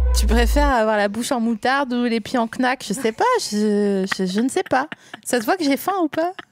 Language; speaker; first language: French; native; French